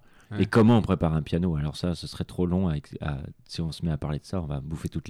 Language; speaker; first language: French; native; French